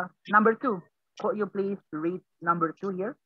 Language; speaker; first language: English; non-native, learner; Indonesian